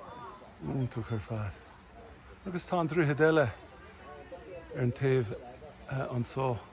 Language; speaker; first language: Irish; non-native, learner; English